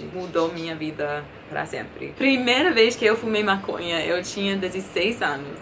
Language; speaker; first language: Portuguese; non-native, fluent; English